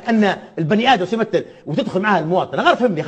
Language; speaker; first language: Arabic; native; Arabic